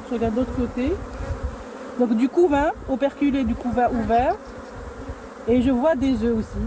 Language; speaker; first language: French; non-native, local second language; Arabic